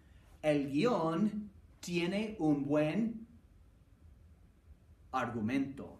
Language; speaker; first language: Spanish; non-native, fluent; English